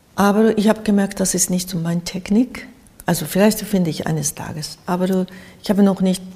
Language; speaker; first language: German; non-native, fluent; Japanese